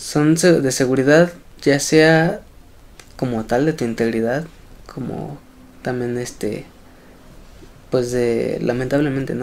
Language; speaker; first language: Spanish; native; Spanish